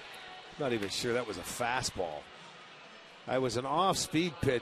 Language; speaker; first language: English; native; English